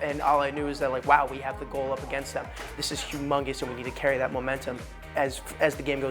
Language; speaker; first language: English; native; English